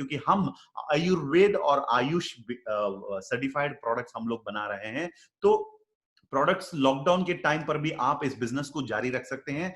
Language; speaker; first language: Hindi; non-native, local second language; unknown